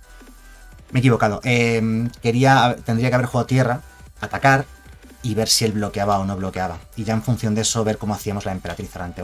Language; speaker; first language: Spanish; native; Spanish